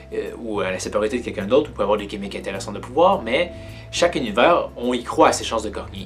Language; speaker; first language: French; native; French